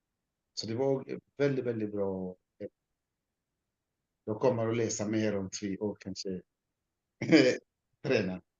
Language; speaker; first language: Swedish; non-native, learner; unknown